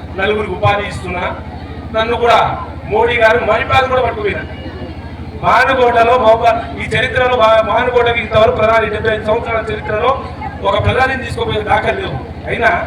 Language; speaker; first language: Telugu; non-native, local second language; Lambadi